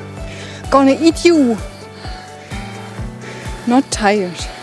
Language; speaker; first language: English; non-native, learner; German